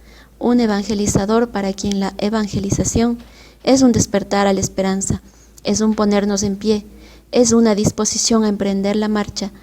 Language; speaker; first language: Spanish; native; Spanish